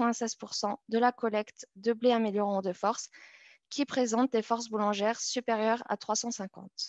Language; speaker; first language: French; native; French